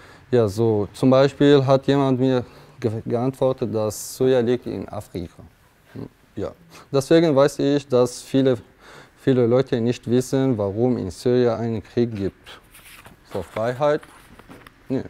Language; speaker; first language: German; non-native, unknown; Kurdish